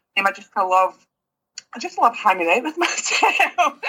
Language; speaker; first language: English; native; English